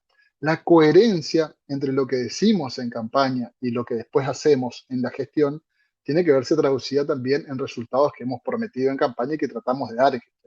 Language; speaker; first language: Spanish; native; Spanish